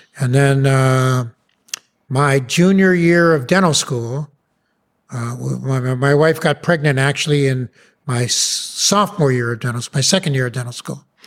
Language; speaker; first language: English; early bilingual, other home language; Yiddish